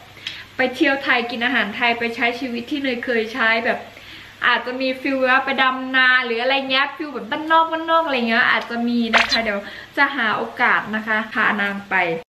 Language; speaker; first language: Thai; native; Thai